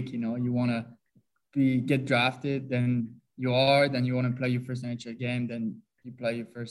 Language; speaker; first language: English; non-native, fluent; French